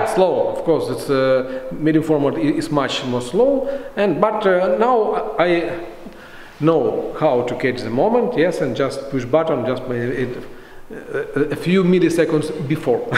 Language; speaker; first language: English; non-native, fluent; Russian